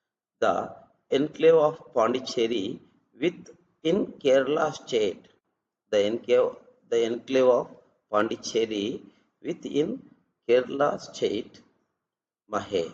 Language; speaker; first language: English; non-native, local second language; Telugu